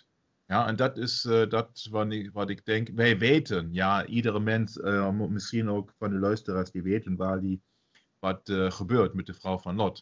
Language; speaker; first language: Dutch; non-native, fluent; German